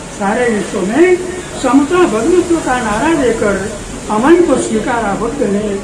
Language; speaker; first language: Hindi; non-native, local second language; Marathi